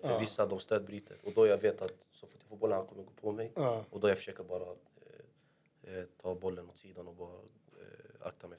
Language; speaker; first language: Swedish; early bilingual, other home language; Arabic